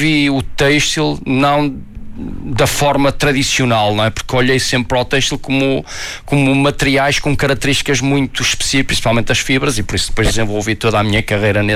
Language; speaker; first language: Portuguese; native; Portuguese